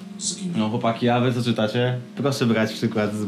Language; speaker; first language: Polish; native; Polish